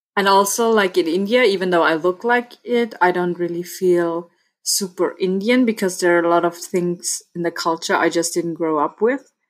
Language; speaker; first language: English; non-native, fluent; German